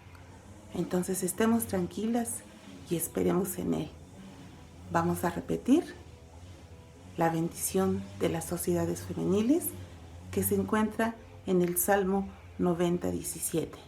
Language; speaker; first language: Spanish; native; Spanish